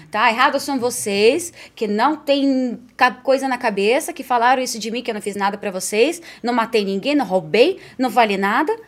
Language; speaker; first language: Portuguese; non-native, fluent; Spanish